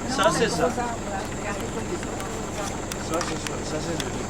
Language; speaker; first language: French; non-native, learner; Spanish